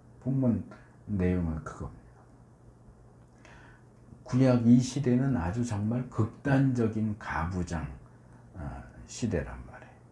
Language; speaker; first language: Korean; native; Korean